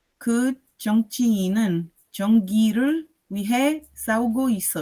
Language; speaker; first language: Korean; non-native, learner; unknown